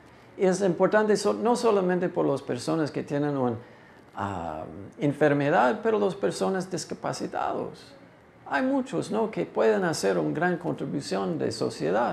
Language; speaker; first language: Spanish; non-native, fluent; English